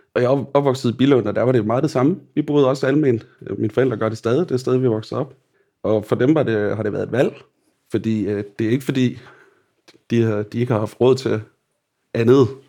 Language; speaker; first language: Danish; native; Danish